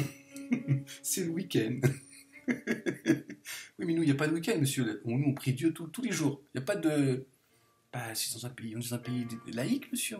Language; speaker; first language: French; native; French